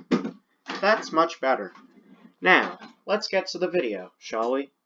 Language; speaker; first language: English; native; English